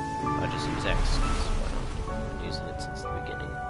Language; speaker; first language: English; native; English